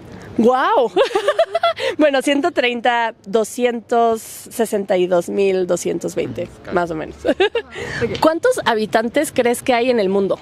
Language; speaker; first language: Spanish; native; Spanish